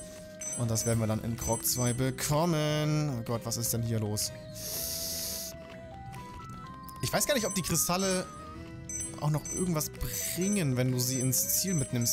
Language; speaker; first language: German; native; German